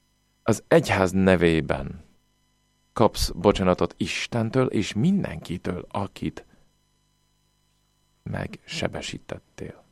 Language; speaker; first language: Hungarian; non-native, fluent; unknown